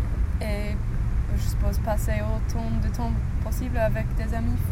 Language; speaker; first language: French; non-native, fluent; English